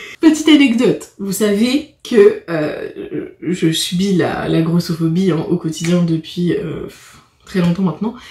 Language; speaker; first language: French; native; French